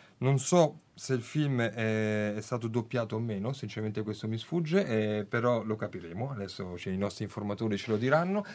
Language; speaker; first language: Italian; native; Italian